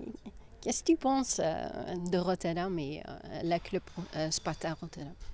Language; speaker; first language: French; non-native, learner; Dutch